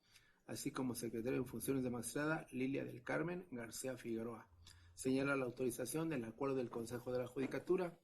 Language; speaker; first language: Spanish; native; Spanish